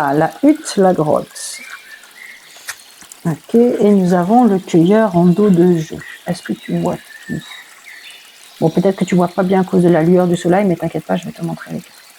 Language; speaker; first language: French; native; French